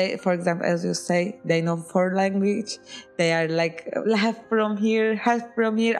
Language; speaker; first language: English; non-native, learner; Turkish